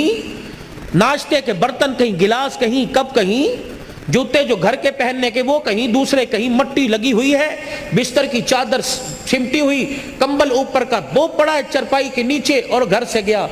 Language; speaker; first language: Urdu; non-native, local second language; Punjabi